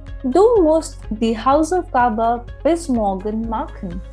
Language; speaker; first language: German; non-native, fluent; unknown